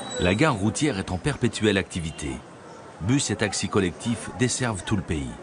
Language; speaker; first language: French; native; French